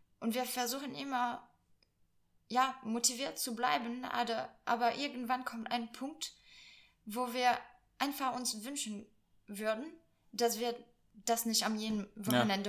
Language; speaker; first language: German; non-native, fluent; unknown